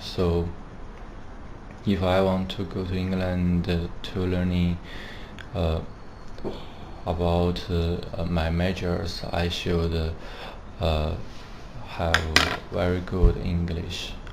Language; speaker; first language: English; non-native, learner; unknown